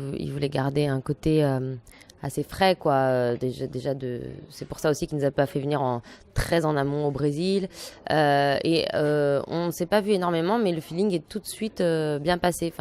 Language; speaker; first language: French; native; French